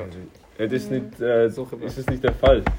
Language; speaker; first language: Dutch; non-native, learner; German